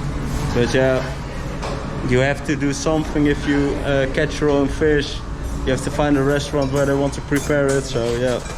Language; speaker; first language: English; non-native, fluent; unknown